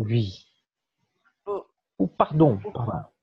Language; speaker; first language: French; non-native, fluent; Portuguese